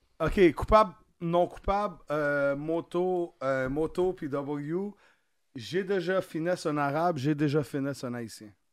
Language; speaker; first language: French; native; French